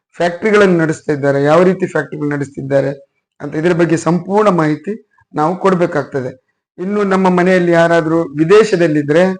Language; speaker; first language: Kannada; non-native, local second language; Urdu